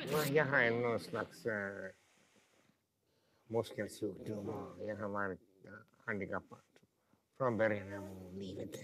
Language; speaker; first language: Swedish; non-native, local second language; Finnish